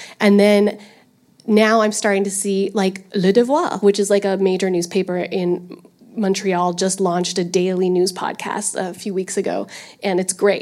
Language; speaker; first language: English; native; English